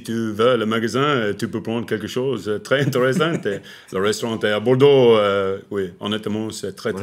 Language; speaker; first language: French; non-native, learner; English